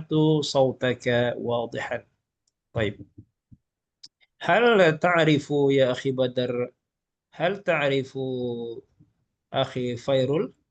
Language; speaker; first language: Arabic; non-native, fluent; Malay